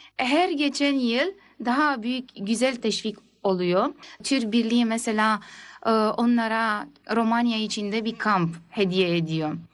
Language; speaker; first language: Turkish; early bilingual, heritage; Turkish